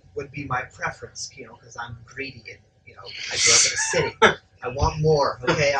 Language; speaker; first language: English; native; English